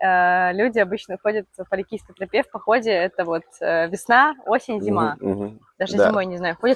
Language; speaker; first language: Russian; native; Russian